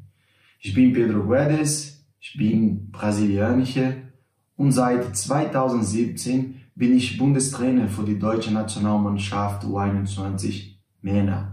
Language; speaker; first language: German; non-native, learner; Portuguese